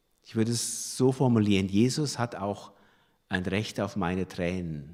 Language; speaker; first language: German; native; German